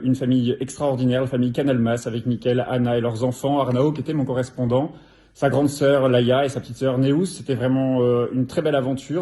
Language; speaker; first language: French; native; French